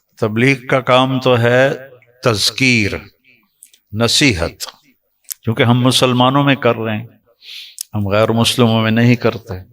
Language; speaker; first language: Urdu; non-native, local second language; Punjabi